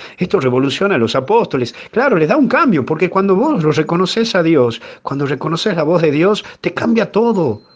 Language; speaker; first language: Spanish; native; Spanish